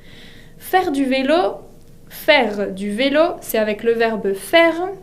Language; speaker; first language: French; non-native, fluent; Spanish